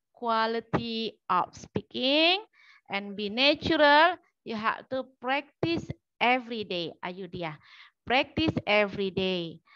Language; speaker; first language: English; non-native, learner; Indonesian